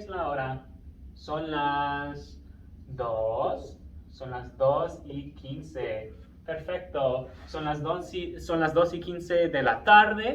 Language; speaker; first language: Spanish; non-native, fluent; English